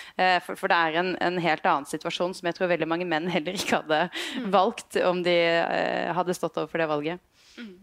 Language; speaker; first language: Norwegian; native; Norwegian